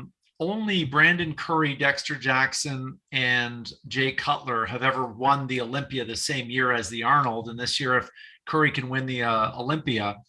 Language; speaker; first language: English; native; English